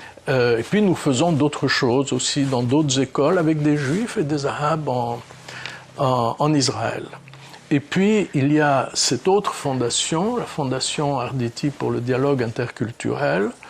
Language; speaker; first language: French; early bilingual, other home language; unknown